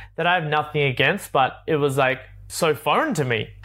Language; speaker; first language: English; native; English